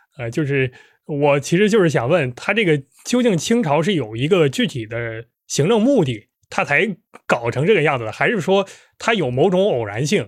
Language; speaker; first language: Chinese; native; Chinese